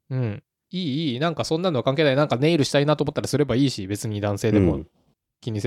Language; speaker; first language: Japanese; native; Japanese